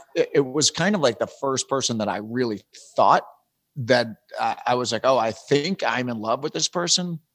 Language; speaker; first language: English; native; English